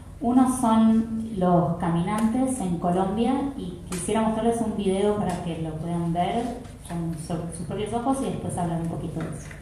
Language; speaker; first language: Spanish; native; Spanish